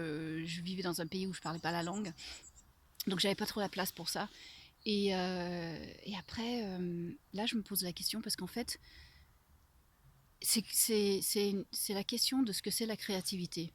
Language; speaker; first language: French; non-native, fluent; English